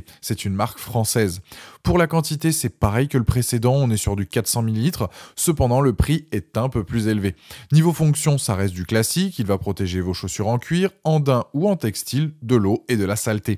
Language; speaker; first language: French; native; French